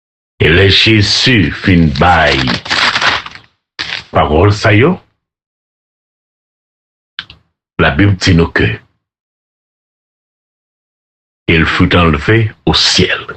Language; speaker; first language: French; non-native, local second language; Haitian Creole